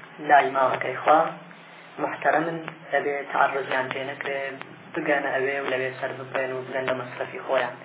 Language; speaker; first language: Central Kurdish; native; Central Kurdish